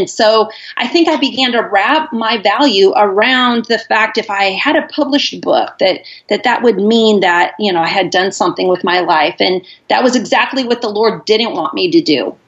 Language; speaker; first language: English; native; English